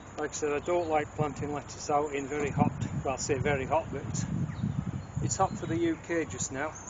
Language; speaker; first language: English; native; English